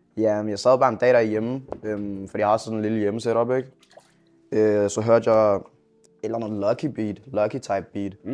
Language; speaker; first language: Danish; early bilingual, other home language; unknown